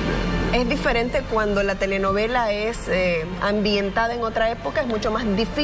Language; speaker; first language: Spanish; native; Spanish